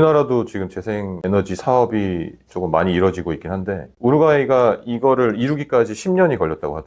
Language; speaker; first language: Korean; native; Korean